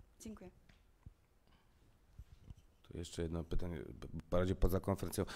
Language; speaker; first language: Polish; native; Polish